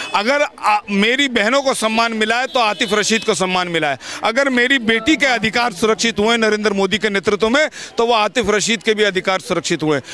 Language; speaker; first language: Hindi; native; Hindi